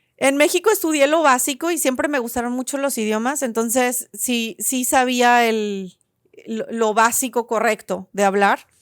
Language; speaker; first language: Spanish; native; Spanish